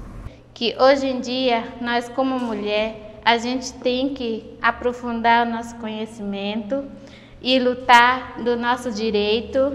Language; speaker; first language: Portuguese; non-native, local second language; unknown